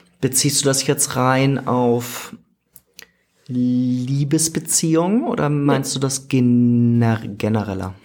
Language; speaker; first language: German; native; German